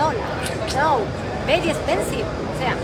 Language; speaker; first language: English; non-native, learner; Spanish